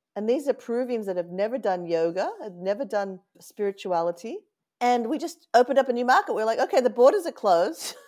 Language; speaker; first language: English; native; English